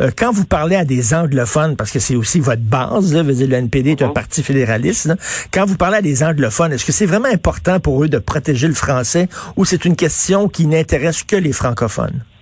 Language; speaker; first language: French; native; French